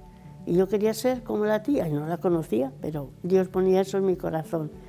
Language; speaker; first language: Spanish; native; Spanish